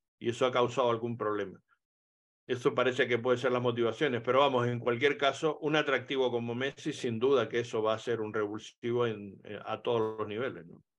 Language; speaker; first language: Spanish; native; Spanish